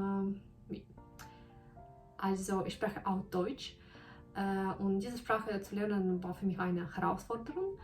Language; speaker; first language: German; non-native, fluent; Ukrainian